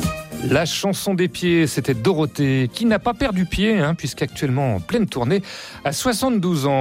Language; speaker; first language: French; native; French